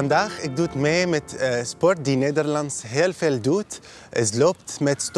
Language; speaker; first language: Dutch; non-native, learner; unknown